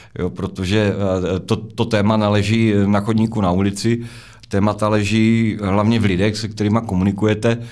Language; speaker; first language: Czech; native; Czech